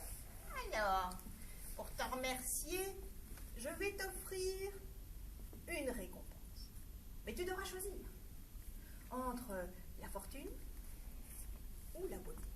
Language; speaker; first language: French; native; French